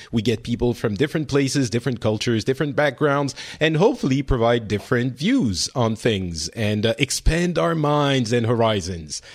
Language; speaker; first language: English; non-native, fluent; French